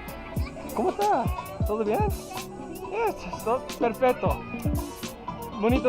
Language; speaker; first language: Spanish; non-native, learner; English